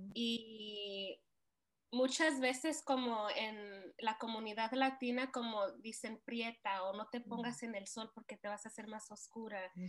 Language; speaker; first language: Spanish; early bilingual, heritage; Spanish